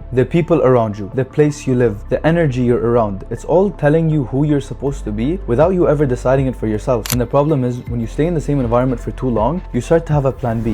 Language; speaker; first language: English; non-native, fluent; Arabic